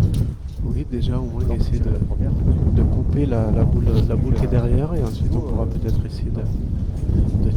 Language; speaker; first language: French; native; French